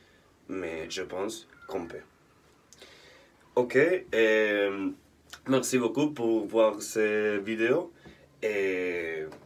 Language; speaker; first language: French; non-native, learner; Spanish